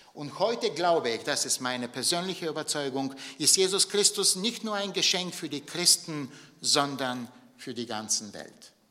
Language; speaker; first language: German; non-native, fluent; Bulgarian